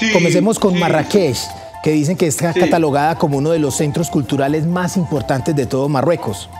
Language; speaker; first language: Spanish; native; Spanish